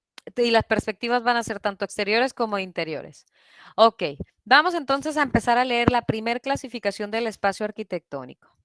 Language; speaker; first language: Spanish; native; Spanish